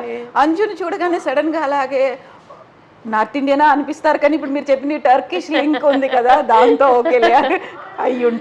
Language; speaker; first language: Telugu; native; Telugu